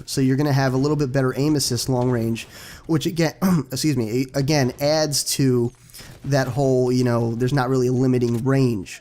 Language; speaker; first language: English; native; English